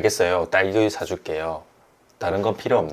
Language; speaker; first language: Korean; native; Korean